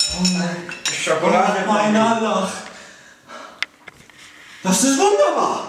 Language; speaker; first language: German; non-native, learner; Polish